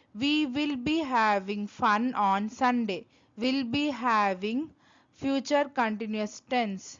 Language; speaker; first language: English; non-native, local second language; Telugu